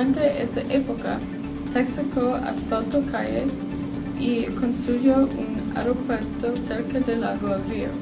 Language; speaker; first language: Spanish; non-native, learner; English